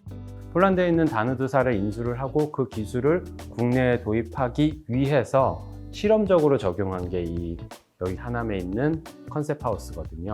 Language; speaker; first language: Korean; native; Korean